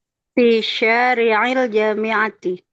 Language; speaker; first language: Arabic; non-native, learner; Indonesian